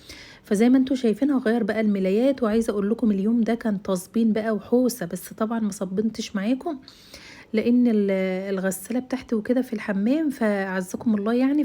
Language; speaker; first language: Arabic; native; Arabic